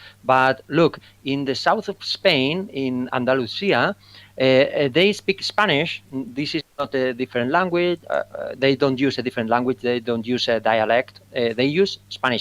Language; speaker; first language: English; non-native, fluent; Spanish